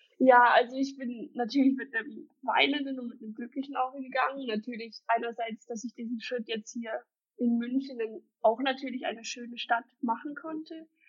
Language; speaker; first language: German; native; German